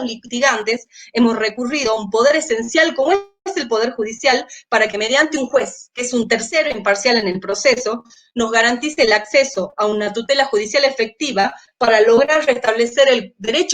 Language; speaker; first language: Spanish; native; Spanish